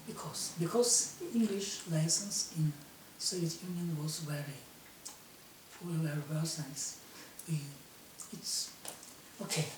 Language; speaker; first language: English; non-native, learner; Russian